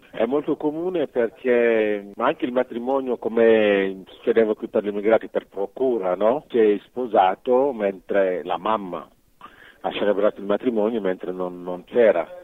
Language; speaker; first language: Italian; non-native, fluent; Wolof